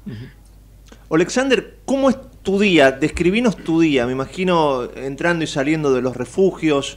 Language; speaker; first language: Spanish; native; Spanish